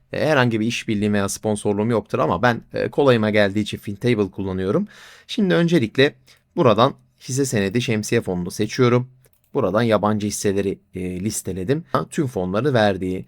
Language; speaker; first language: Turkish; native; Turkish